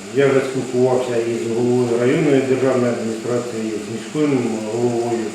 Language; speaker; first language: Ukrainian; native; Ukrainian